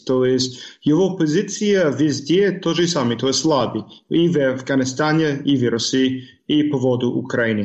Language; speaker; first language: Russian; non-native, fluent; English